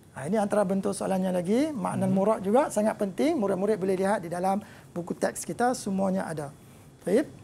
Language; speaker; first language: Malay; native; Malay